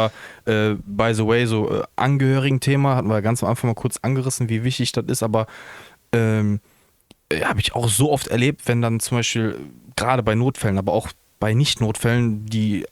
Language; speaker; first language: German; native; German